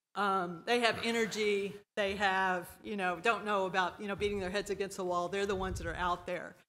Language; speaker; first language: English; native; English